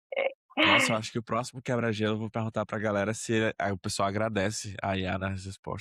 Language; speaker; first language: Portuguese; native; Portuguese